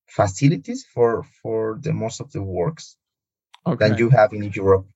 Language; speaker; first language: English; non-native, learner; Spanish